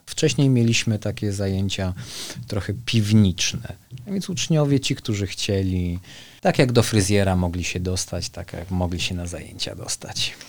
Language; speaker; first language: Polish; native; Polish